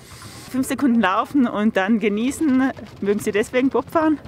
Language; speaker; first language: German; native; German